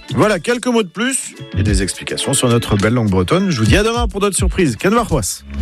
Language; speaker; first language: French; native; French